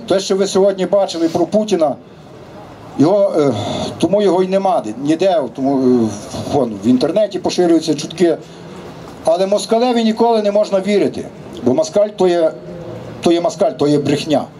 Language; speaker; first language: Ukrainian; native; Ukrainian